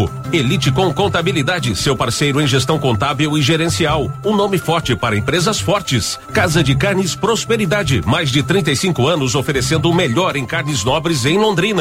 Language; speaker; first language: Portuguese; native; Portuguese